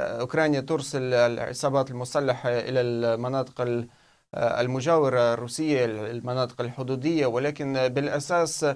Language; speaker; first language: Arabic; non-native, fluent; Russian